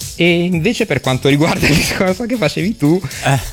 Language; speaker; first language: Italian; native; Italian